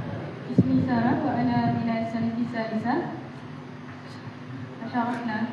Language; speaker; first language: Arabic; non-native, learner; Malay